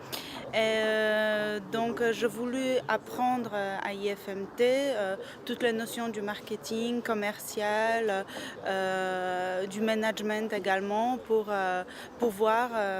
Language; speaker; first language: French; non-native, fluent; Polish